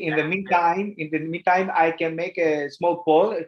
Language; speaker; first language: English; non-native, learner; Greek